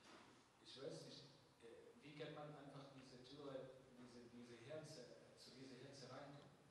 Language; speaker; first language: German; non-native, learner; Arabic